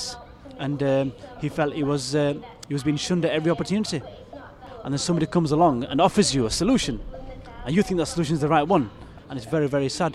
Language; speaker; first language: English; native; English